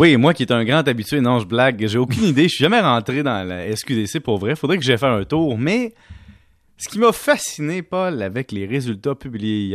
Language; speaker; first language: French; native; French